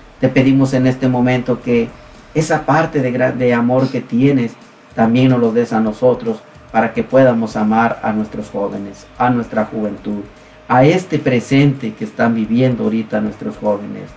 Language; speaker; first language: Spanish; native; Spanish